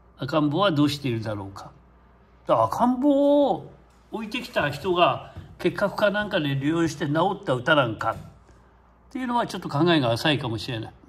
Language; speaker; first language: Japanese; native; Japanese